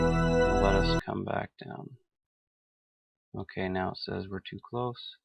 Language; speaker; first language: English; native; English